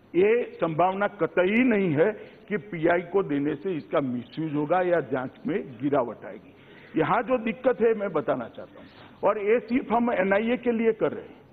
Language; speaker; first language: Hindi; non-native, local second language; Gujarati